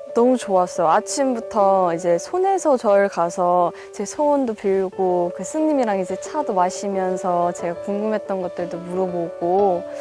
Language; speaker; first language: Korean; non-native, fluent; English